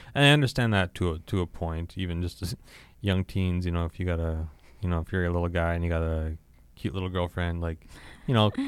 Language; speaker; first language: English; native; English